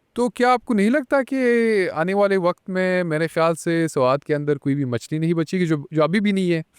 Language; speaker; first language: Urdu; non-native, local second language; Pashto